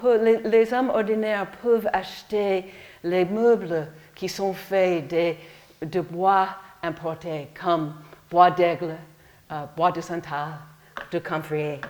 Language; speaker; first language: French; non-native, learner; English